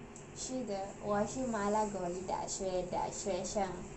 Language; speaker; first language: Chinese; non-native, learner; Malay